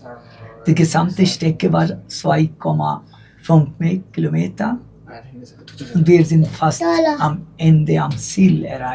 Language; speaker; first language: German; non-native, learner; Bangla